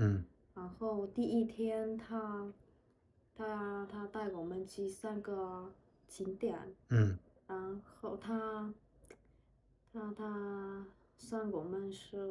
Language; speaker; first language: Chinese; non-native, learner; Vietnamese